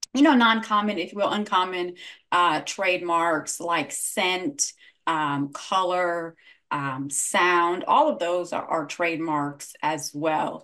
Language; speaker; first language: English; native; English